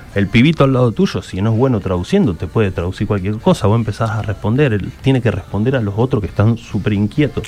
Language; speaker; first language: Spanish; native; Spanish